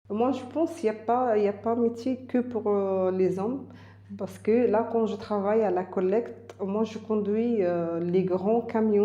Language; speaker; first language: French; non-native, learner; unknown